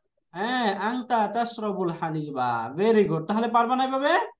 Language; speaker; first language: Arabic; non-native, fluent; Bangla